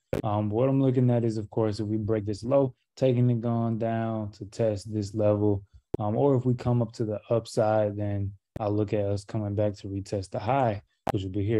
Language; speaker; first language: English; native; English